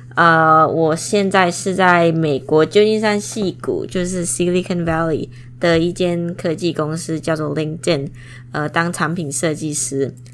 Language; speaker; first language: Chinese; non-native, fluent; Indonesian